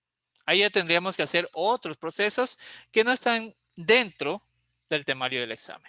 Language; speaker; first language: Spanish; native; Spanish